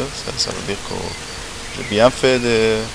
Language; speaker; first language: French; non-native, learner; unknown